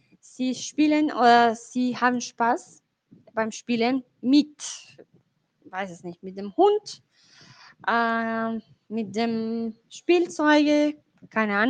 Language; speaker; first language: German; non-native, fluent; Spanish